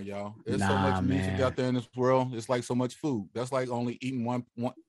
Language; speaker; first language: English; native; English